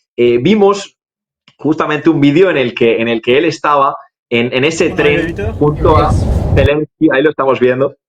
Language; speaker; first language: Spanish; native; Spanish